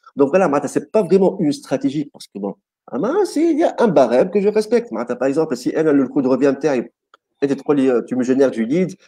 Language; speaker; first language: French; non-native, local second language; Arabic